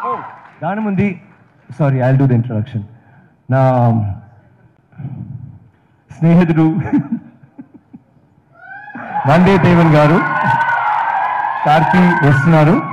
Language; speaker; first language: Telugu; non-native, learner; Tamil